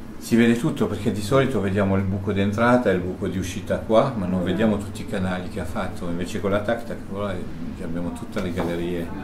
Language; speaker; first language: Italian; early bilingual, heritage; French